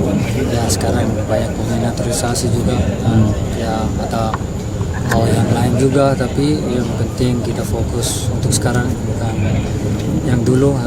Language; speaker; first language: Indonesian; non-native, fluent; Dutch